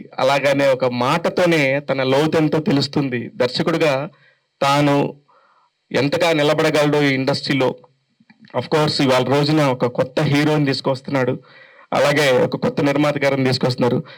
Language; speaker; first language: Telugu; native; Telugu